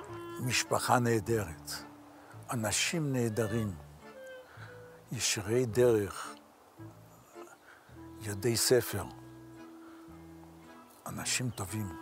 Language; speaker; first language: Hebrew; non-native, fluent; Yiddish